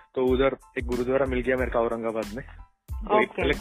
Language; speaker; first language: Hindi; non-native, local second language; Malayalam